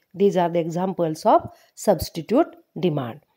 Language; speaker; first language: English; non-native, local second language; Marathi